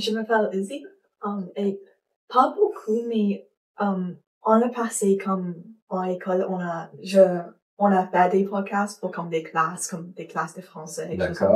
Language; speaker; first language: French; non-native, learner; English